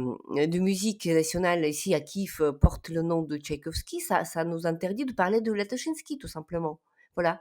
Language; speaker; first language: French; non-native, fluent; Ukrainian